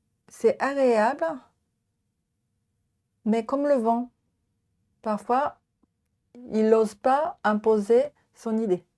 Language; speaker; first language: French; non-native, learner; Japanese